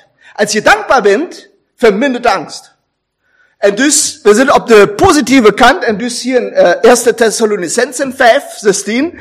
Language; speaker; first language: Dutch; non-native, fluent; German